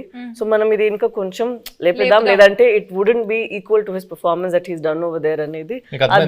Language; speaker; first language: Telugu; non-native, fluent; Tamil